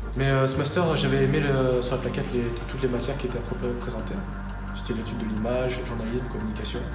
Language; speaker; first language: French; native; French